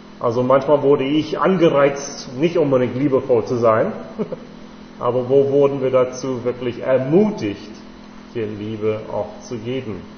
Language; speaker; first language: German; non-native, fluent; English